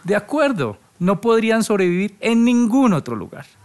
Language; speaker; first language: Spanish; native; Spanish